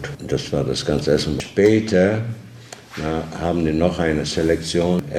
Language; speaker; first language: German; non-native, learner; Polish